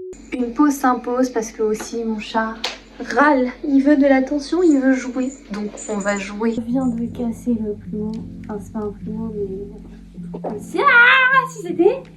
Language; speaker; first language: French; native; French